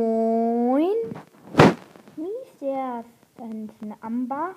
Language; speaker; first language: German; native; German